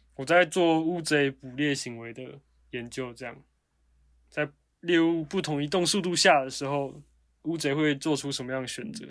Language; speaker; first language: Chinese; native; Chinese